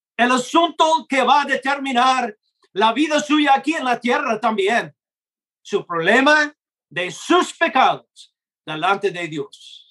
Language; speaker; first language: Spanish; non-native, fluent; English